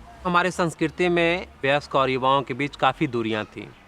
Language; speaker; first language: Hindi; native; Hindi